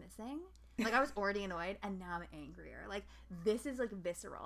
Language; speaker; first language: English; native; English